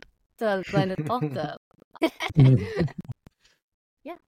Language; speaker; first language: German; non-native, fluent; English